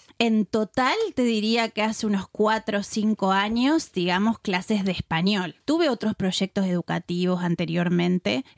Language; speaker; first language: Spanish; native; Spanish